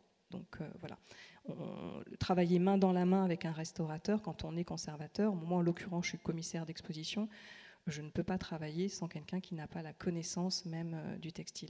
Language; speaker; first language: French; native; French